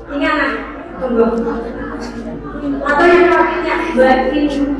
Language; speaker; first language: Indonesian; native; Indonesian